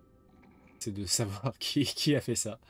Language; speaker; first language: French; native; French